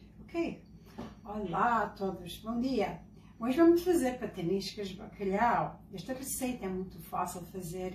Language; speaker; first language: Portuguese; early bilingual, heritage; Portuguese